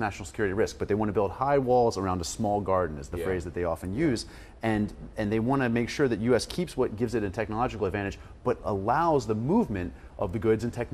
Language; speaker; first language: English; native; English